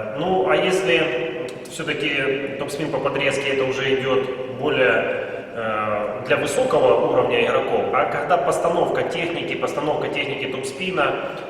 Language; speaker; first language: Russian; native; Russian